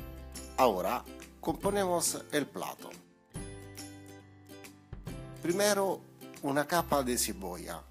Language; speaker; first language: Spanish; non-native, fluent; Italian